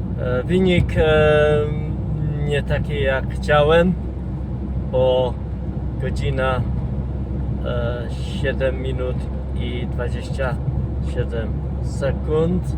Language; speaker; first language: Polish; non-native, fluent; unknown